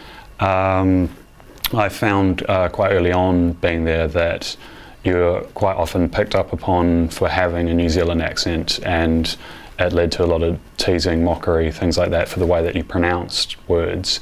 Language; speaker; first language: English; native; English